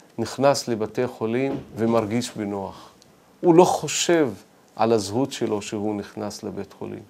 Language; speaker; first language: Hebrew; non-native, local second language; Arabic